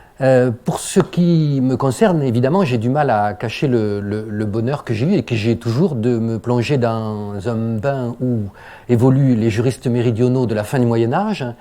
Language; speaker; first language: French; native; French